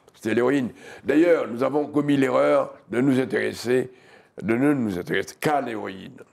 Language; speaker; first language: French; native; French